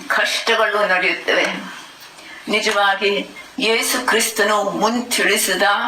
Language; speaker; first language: Kannada; non-native, fluent; German